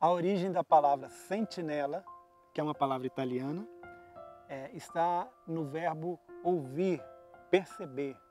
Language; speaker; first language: Portuguese; native; Portuguese